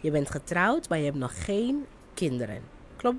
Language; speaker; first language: Dutch; non-native, fluent; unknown